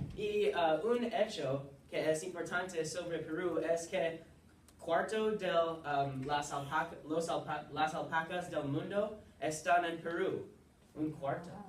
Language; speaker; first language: Spanish; non-native, learner; English